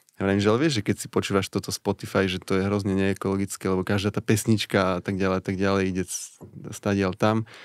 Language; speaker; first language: Slovak; native; Slovak